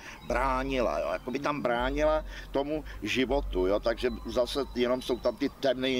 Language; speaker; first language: Czech; native; Czech